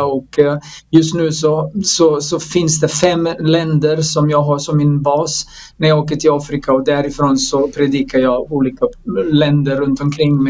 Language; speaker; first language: Swedish; non-native, fluent; Croatian